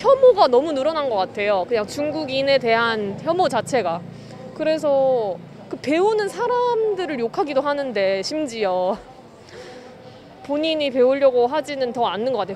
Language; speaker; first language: Korean; native; Korean